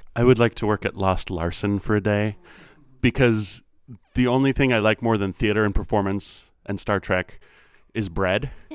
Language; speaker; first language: English; native; English